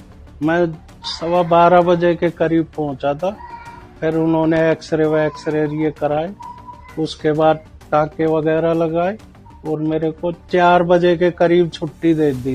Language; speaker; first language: Hindi; native; Hindi